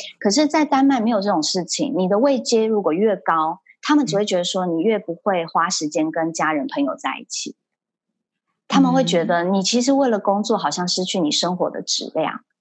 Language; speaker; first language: Chinese; early bilingual, heritage; Chinese